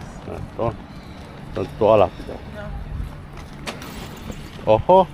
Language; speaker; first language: Finnish; non-native, learner; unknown